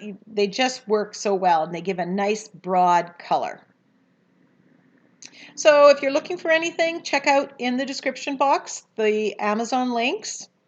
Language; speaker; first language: English; native; English